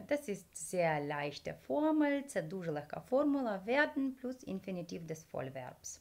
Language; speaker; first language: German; non-native, fluent; Ukrainian